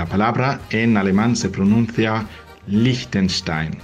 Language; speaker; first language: Spanish; non-native, fluent; German